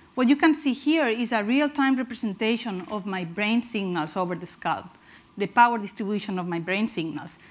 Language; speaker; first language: English; non-native, fluent; Spanish